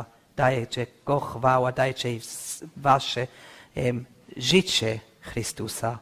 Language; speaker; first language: Polish; non-native, learner; English